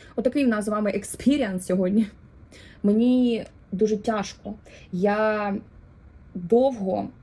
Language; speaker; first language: Ukrainian; non-native, local second language; Russian